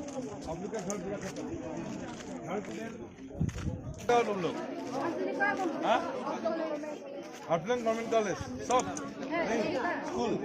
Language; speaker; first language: Hindi; non-native, local second language; Assamese